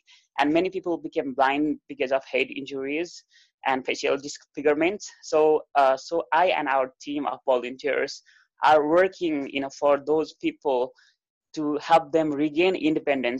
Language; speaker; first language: English; non-native, local second language; Nepali